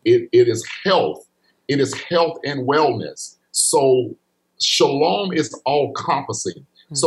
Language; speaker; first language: English; native; English